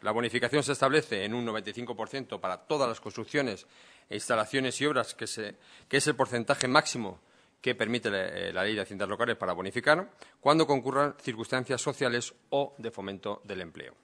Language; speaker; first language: Spanish; native; Spanish